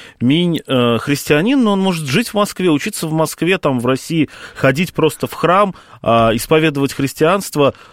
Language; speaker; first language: Russian; native; Russian